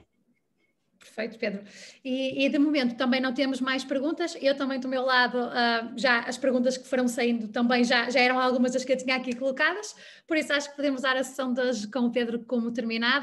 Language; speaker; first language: Portuguese; native; Portuguese